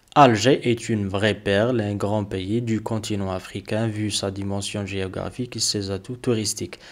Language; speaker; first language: French; non-native, local second language; Arabic